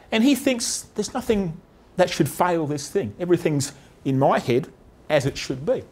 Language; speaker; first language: English; native; English